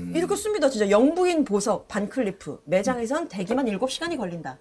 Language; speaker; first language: Korean; native; Korean